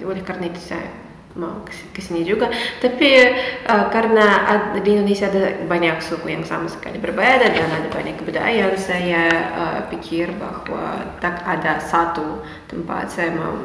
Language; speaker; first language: Indonesian; non-native, fluent; Russian